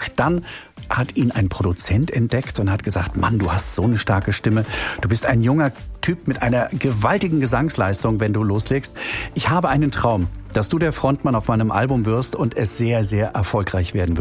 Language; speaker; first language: German; native; German